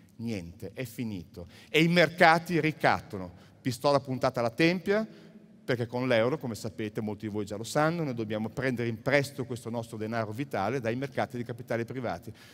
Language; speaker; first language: Italian; native; Italian